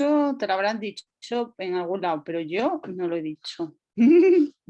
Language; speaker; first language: Spanish; native; Spanish